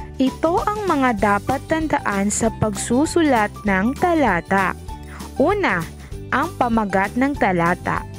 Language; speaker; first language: Filipino; non-native, local second language; Maranao